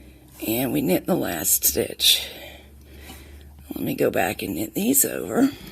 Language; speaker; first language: English; native; English